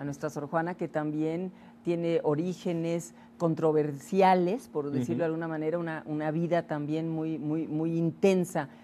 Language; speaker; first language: Spanish; native; Spanish